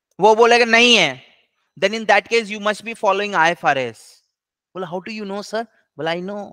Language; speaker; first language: Hindi; native; Hindi